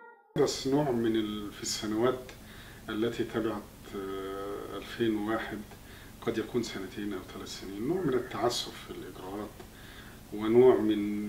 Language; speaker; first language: Arabic; native; Arabic